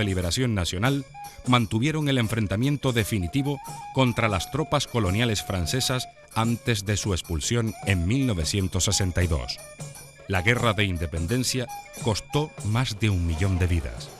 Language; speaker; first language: Spanish; native; Spanish